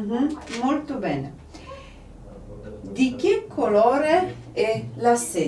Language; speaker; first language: Italian; non-native, fluent; Polish